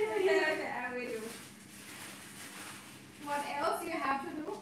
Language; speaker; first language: English; non-native, learner; Thai